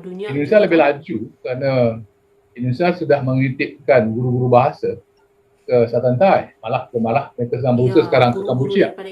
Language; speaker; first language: Malay; native; Malay